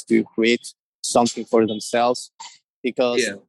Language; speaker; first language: English; non-native, fluent; Spanish